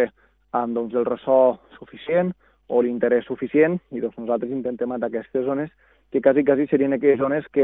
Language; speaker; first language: Catalan; native; Catalan